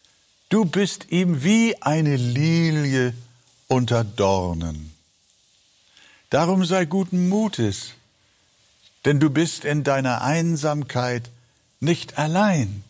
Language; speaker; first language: German; native; German